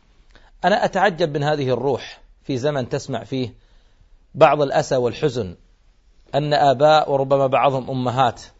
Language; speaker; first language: Arabic; native; Arabic